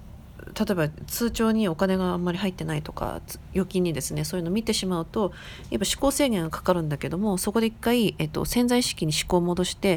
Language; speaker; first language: Japanese; native; Japanese